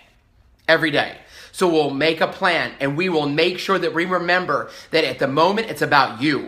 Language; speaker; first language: English; native; English